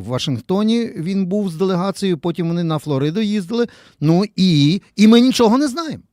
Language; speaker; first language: Ukrainian; native; Ukrainian